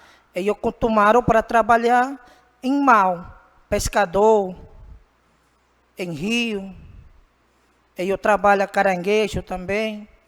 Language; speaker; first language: Portuguese; non-native, learner; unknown